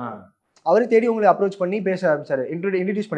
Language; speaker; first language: Tamil; native; Tamil